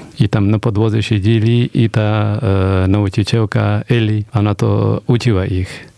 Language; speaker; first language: Polish; non-native, fluent; Persian